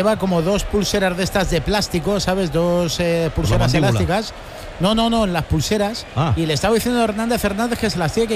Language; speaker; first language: Spanish; native; Spanish